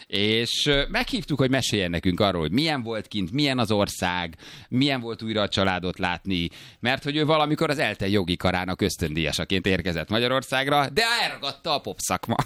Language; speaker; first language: Hungarian; native; Hungarian